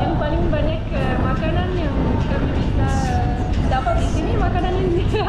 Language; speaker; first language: Indonesian; non-native, fluent; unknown